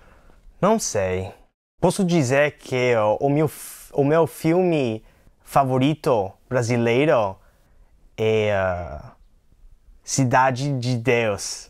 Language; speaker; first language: Portuguese; non-native, learner; English